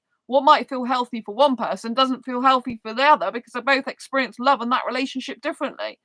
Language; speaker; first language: English; native; English